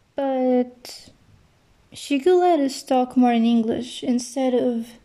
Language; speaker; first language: English; non-native, fluent; Portuguese